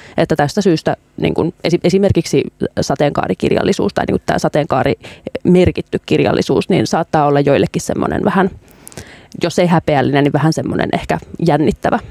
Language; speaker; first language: Finnish; native; Finnish